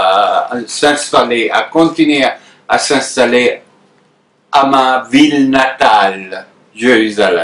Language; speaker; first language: French; non-native, fluent; Arabic